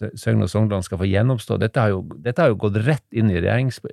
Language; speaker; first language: Norwegian; native; Norwegian